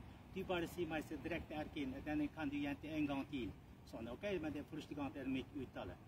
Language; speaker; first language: Norwegian; non-native, learner; Uyghur